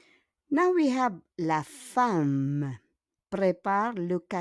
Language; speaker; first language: French; non-native, fluent; Filipino